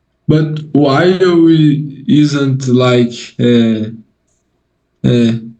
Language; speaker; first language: English; non-native, learner; Portuguese